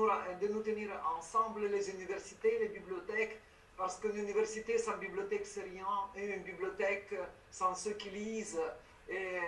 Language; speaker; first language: French; non-native, fluent; Romanian